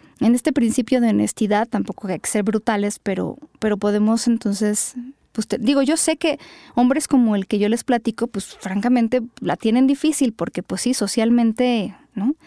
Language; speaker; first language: Spanish; native; Spanish